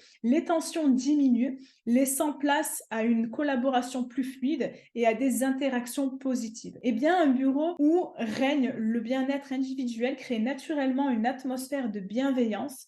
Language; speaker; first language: French; native; French